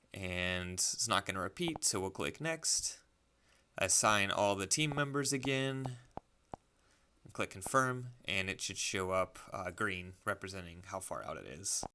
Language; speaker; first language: English; native; English